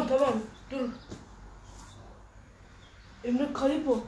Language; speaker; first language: Turkish; early bilingual, heritage; Turkish